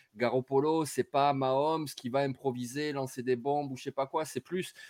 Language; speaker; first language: French; native; French